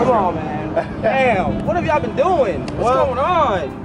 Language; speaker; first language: English; native; English